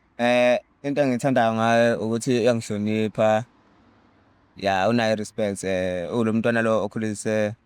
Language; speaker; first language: Zulu; native; Zulu